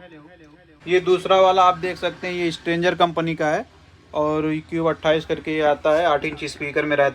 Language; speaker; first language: Hindi; native; Hindi